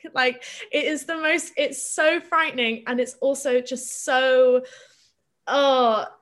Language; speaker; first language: English; native; English